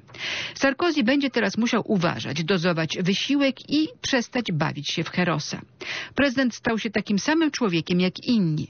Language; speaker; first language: Polish; native; Polish